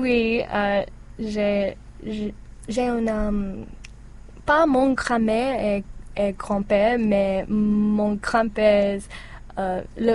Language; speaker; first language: French; non-native, learner; English